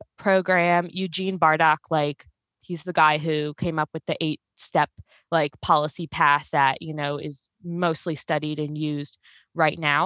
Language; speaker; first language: English; native; English